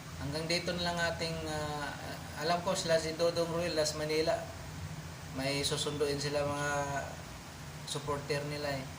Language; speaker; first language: Filipino; non-native, local second language; Cebuano